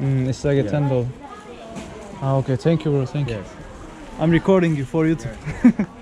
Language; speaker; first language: English; non-native, learner; Turkish